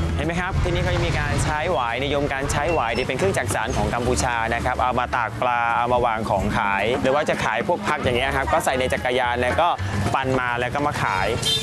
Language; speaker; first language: Thai; non-native, fluent; Khmer